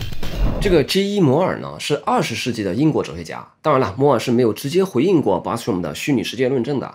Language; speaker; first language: Chinese; native; Chinese